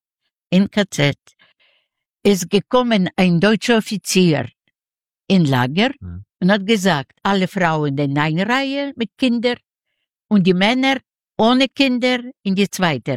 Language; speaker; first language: German; non-native, learner; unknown